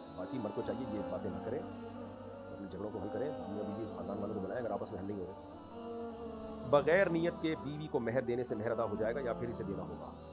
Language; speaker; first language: Urdu; native; Urdu